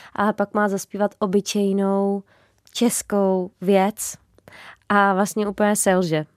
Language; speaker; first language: Czech; native; Czech